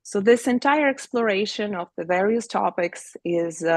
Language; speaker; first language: English; non-native, fluent; Ukrainian